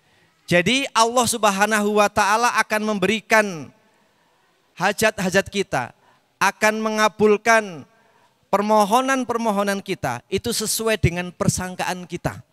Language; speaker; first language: Indonesian; native; Indonesian